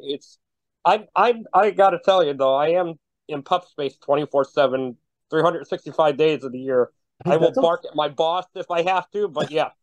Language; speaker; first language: English; native; English